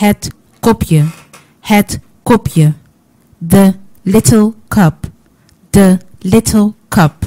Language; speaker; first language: Dutch; non-native, learner; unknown